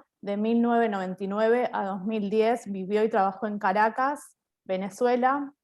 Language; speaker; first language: Spanish; native; Spanish